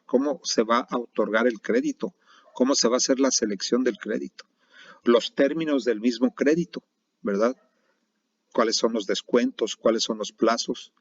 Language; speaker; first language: Spanish; native; Spanish